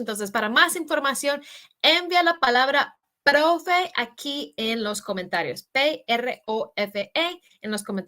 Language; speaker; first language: Spanish; non-native, fluent; English